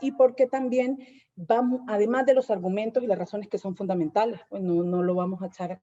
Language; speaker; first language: Spanish; native; Spanish